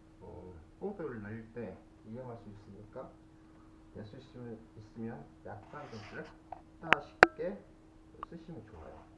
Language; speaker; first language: Korean; native; Korean